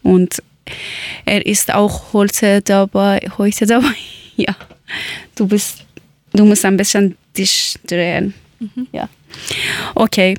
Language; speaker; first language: German; non-native, learner; Persian